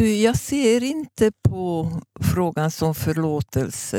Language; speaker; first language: Swedish; non-native, fluent; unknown